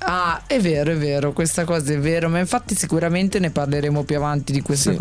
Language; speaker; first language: Italian; native; Italian